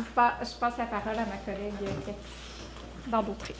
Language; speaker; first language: French; native; French